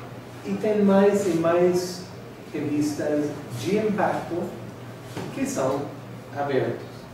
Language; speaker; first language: Portuguese; non-native, fluent; English